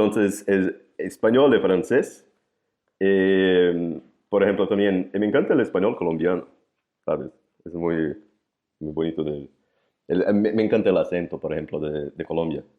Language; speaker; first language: Spanish; non-native, fluent; Portuguese